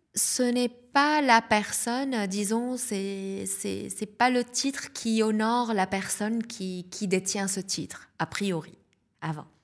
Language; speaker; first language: French; non-native, local second language; Arabic